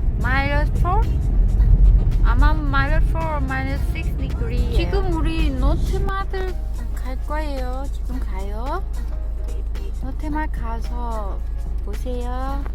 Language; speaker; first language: Korean; non-native, learner; Vietnamese